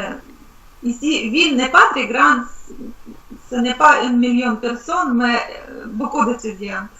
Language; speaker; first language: French; non-native, learner; Russian